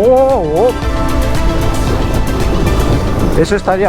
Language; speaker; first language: Spanish; native; Spanish